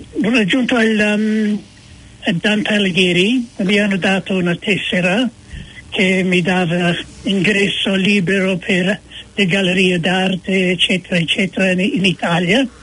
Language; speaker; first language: Italian; non-native, fluent; English